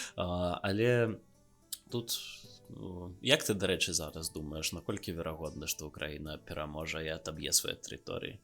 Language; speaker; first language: Belarusian; non-native, local second language; Russian